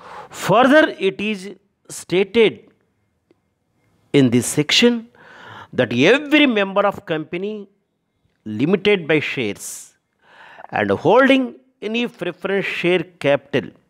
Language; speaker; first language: English; non-native, local second language; Telugu